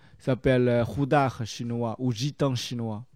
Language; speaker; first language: French; non-native, learner; Chinese